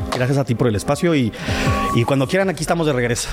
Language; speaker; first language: Spanish; native; Spanish